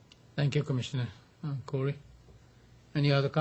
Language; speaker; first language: English; native; English